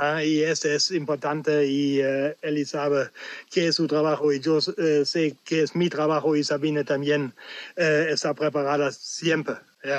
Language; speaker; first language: Spanish; non-native, learner; German